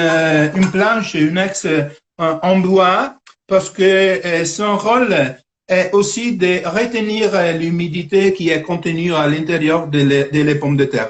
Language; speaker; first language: French; non-native, fluent; Italian